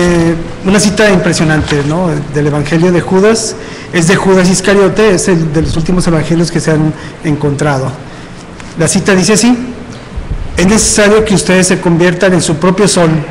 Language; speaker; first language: Spanish; native; Spanish